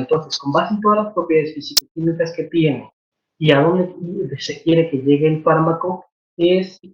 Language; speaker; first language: Spanish; native; Spanish